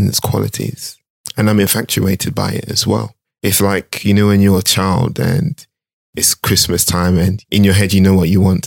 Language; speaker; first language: English; non-native, local second language; Akan